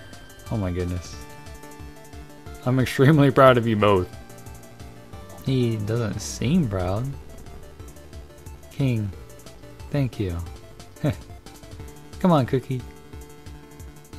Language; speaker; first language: English; native; English